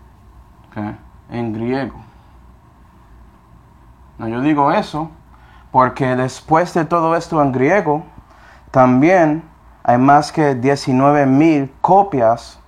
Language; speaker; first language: Spanish; non-native, fluent; English